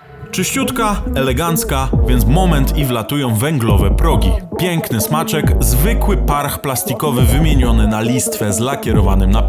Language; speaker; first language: Polish; native; Polish